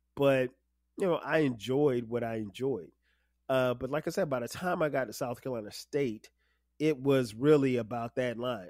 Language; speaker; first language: English; native; English